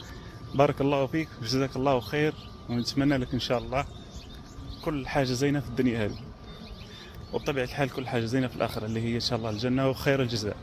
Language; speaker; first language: Arabic; native; Arabic